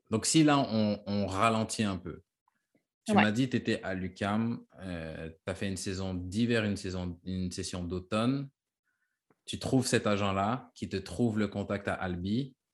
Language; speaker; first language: French; native; French